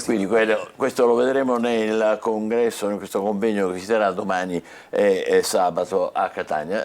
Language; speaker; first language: Italian; native; Italian